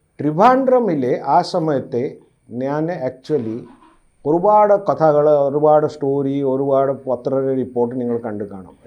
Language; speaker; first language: Malayalam; non-native, local second language; Odia